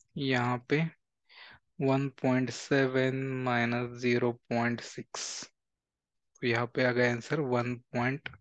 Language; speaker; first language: Hindi; non-native, local second language; Marathi